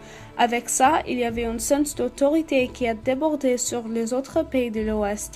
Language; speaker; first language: French; non-native, learner; English